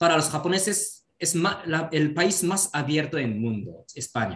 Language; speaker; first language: Spanish; non-native, learner; Japanese